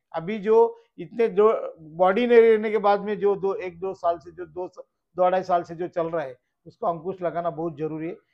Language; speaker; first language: Hindi; non-native, local second language; Marathi